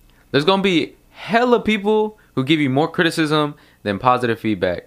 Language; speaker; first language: English; early bilingual, other home language; Spanish